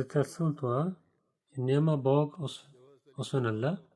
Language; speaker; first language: Bulgarian; non-native, fluent; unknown